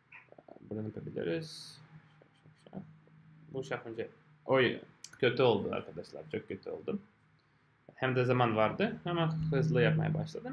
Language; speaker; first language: Turkish; non-native, fluent; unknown